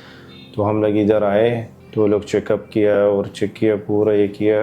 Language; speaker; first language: Hindi; non-native, learner; Arabic